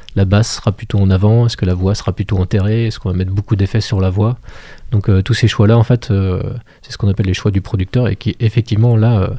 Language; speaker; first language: French; native; French